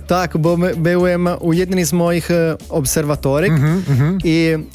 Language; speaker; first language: Polish; non-native, learner; Italian